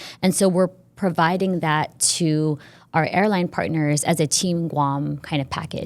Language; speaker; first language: English; native; English